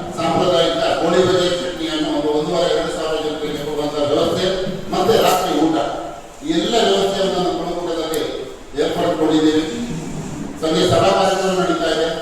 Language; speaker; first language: Kannada; non-native, local second language; Tulu